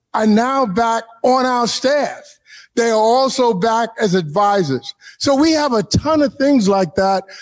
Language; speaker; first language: English; native; English